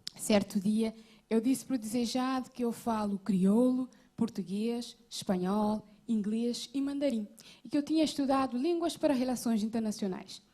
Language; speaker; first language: Portuguese; non-native, local second language; Kabuverdianu